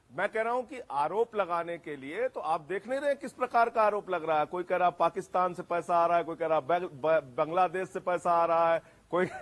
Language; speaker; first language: Hindi; native; Hindi